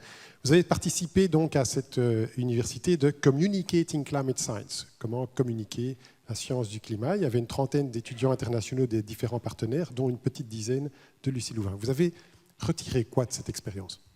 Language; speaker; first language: French; native; French